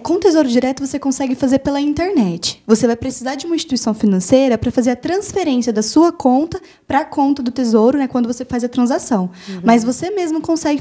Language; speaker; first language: Portuguese; native; Portuguese